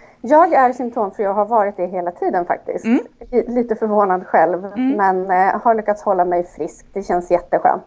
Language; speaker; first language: Swedish; native; Swedish